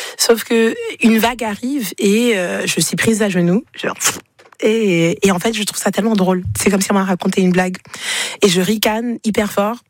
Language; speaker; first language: French; early bilingual, other home language; Haitian Creole